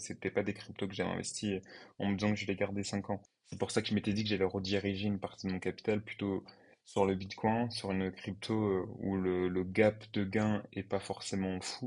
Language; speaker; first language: French; native; French